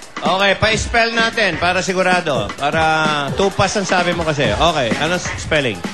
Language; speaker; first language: Filipino; native; Filipino